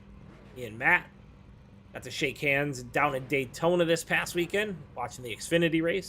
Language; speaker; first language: English; native; English